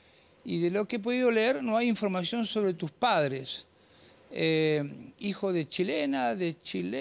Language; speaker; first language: Spanish; native; Spanish